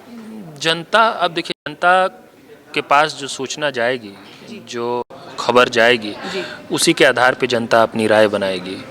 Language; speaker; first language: Hindi; native; Hindi